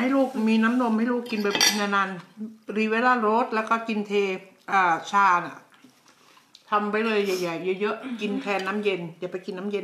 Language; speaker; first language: Thai; native; Thai